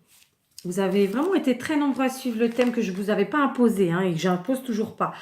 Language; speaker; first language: French; native; French